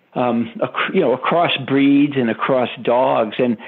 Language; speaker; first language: English; native; English